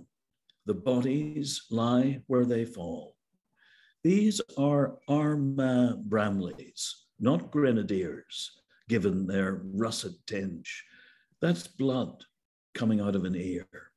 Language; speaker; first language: English; native; English